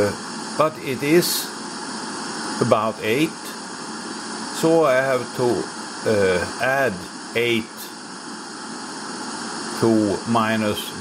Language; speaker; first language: English; non-native, fluent; Swedish